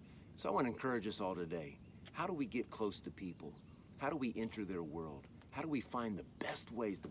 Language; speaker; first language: English; native; English